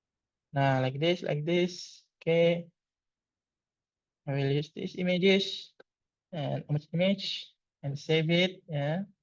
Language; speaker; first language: English; non-native, learner; Indonesian